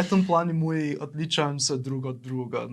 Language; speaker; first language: Russian; non-native, learner; English